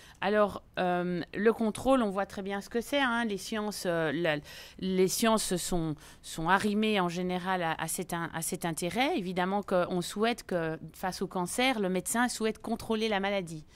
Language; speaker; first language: French; native; French